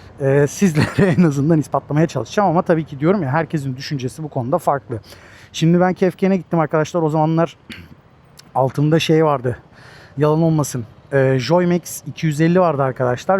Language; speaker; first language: Turkish; native; Turkish